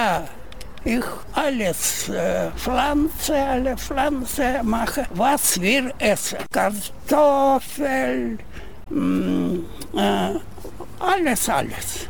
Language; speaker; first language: German; non-native, learner; Russian